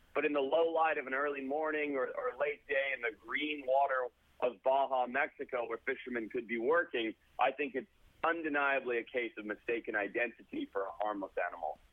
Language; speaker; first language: English; native; English